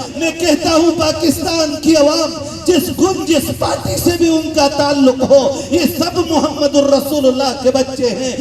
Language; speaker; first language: Urdu; non-native, local second language; Pashto